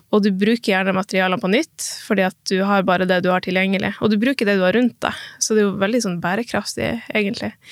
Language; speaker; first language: Norwegian; native; Norwegian